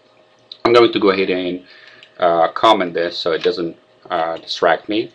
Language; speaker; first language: English; non-native, fluent; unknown